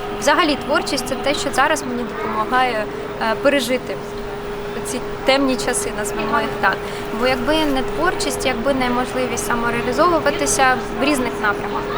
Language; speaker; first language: Ukrainian; non-native, local second language; Russian